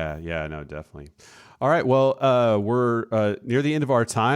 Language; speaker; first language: English; native; English